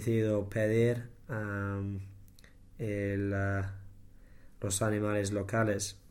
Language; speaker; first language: Spanish; non-native, learner; English